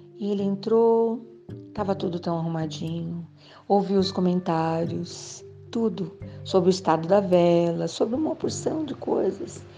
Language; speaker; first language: Portuguese; native; Portuguese